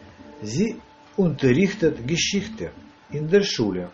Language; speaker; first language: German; non-native, learner; Russian